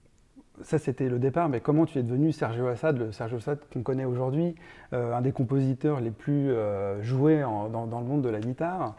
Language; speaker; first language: French; native; French